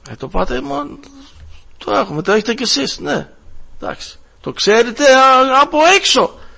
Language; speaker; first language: Greek; non-native, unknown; German